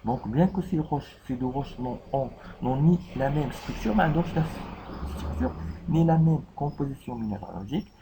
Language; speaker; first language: French; non-native, local second language; Arabic